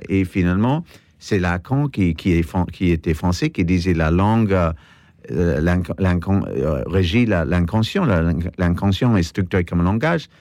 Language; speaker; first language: French; non-native, fluent; English